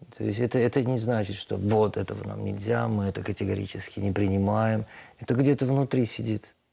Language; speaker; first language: Russian; non-native, local second language; Tatar